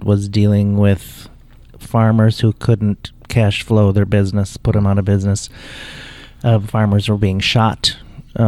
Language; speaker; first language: English; native; English